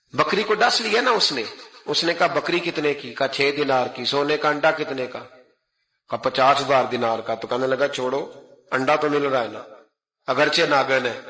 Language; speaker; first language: Urdu; non-native, local second language; Punjabi